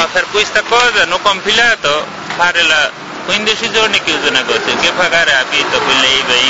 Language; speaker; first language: Italian; non-native, learner; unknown